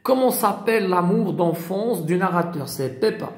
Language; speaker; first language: French; non-native, local second language; Arabic